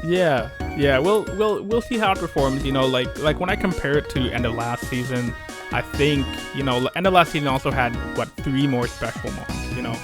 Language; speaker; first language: English; native; English